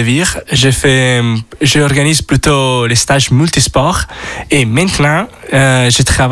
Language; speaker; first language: French; non-native, learner; Italian